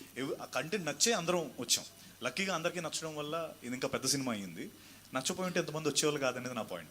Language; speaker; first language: Telugu; native; Telugu